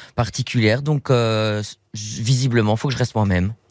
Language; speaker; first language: French; native; French